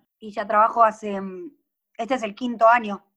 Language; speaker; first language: Spanish; native; Spanish